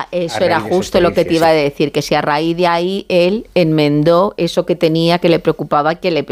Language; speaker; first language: Spanish; native; Spanish